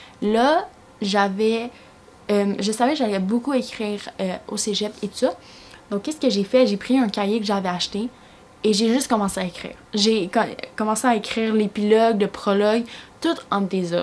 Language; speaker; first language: French; native; French